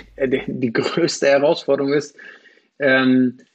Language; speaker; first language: German; native; German